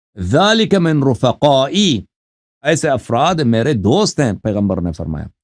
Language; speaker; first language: Urdu; non-native, fluent; Persian